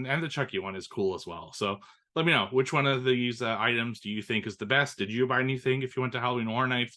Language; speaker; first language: English; native; English